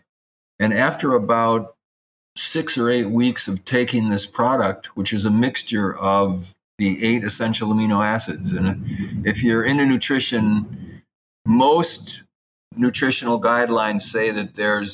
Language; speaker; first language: English; native; English